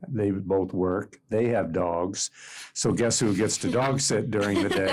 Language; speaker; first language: English; native; English